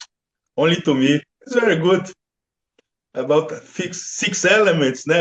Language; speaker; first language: English; non-native, learner; Portuguese